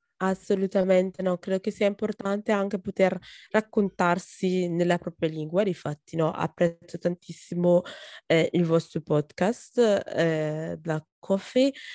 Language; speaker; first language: Italian; early bilingual, other home language; Akan